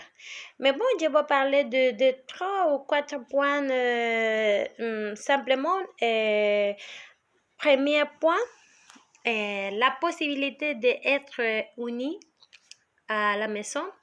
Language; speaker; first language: French; non-native, learner; Spanish